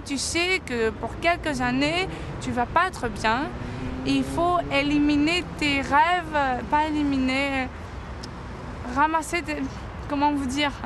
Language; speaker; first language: French; non-native, fluent; Greek